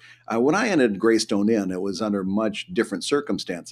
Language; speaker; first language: English; native; English